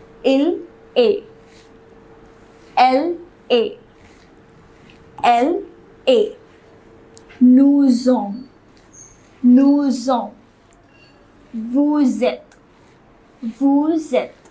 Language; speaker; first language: French; non-native, fluent; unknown